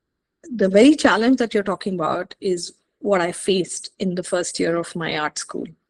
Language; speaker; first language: English; non-native, local second language; Hindi